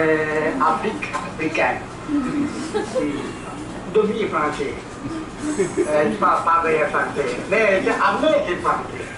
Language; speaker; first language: French; non-native, learner; Chinese